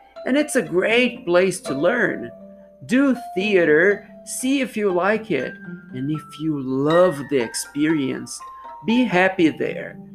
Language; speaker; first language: English; non-native, fluent; Portuguese